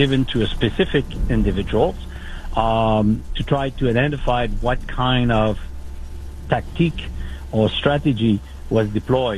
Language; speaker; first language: English; non-native, local second language; French